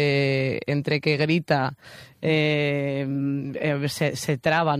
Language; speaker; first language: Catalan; non-native, learner; Spanish